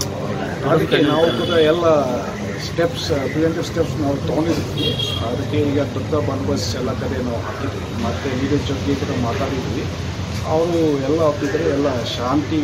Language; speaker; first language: Kannada; non-native, local second language; Hindi